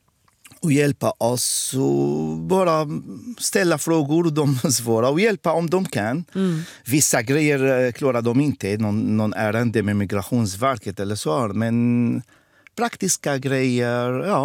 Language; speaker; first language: Swedish; non-native, fluent; Arabic